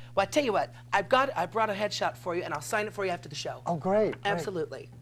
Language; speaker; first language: English; native; English